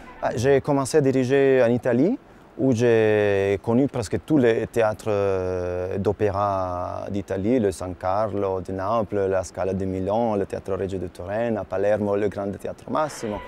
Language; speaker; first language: French; non-native, fluent; Italian